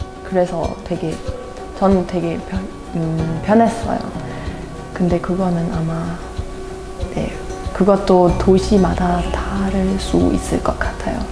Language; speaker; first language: Korean; non-native, fluent; German